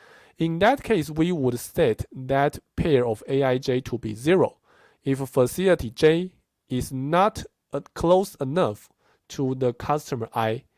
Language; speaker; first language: English; non-native, fluent; Chinese